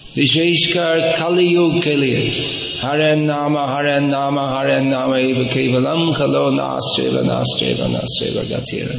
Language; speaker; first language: Hindi; non-native, fluent; English